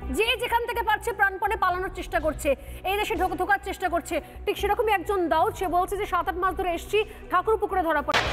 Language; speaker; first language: Bangla; native; Bangla